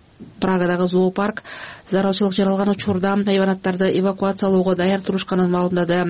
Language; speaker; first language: Kyrgyz; native; Kyrgyz